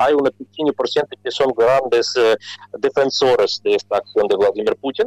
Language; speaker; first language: Spanish; non-native, fluent; Russian